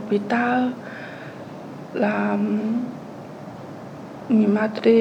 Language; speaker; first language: Spanish; non-native, learner; Chinese